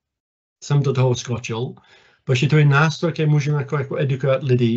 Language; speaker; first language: Czech; non-native, fluent; English